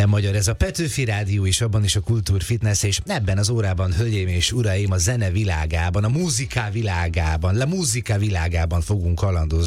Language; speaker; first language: Hungarian; native; Hungarian